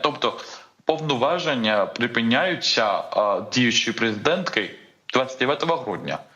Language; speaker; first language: Ukrainian; non-native, fluent; Georgian